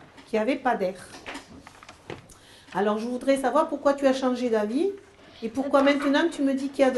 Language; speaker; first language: French; native; French